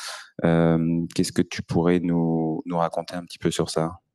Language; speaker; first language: French; native; French